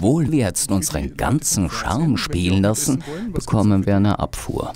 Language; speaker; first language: German; native; German